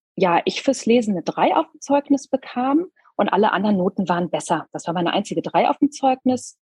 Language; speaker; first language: German; native; German